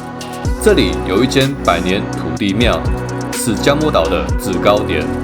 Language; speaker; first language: Chinese; native; Chinese